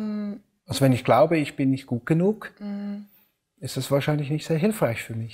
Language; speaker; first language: German; native; German